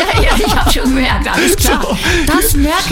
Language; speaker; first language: German; native; German